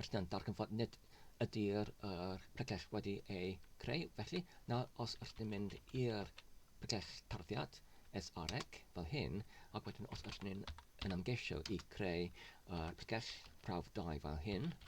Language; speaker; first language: Welsh; non-native, learner; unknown